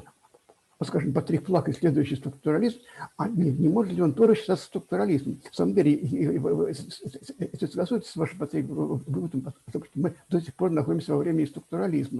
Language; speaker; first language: Russian; native; Russian